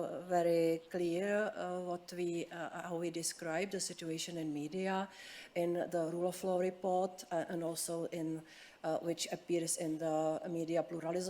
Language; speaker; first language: English; non-native, fluent; Czech